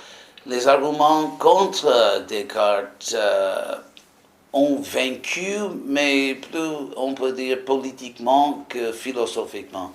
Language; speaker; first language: French; non-native, fluent; English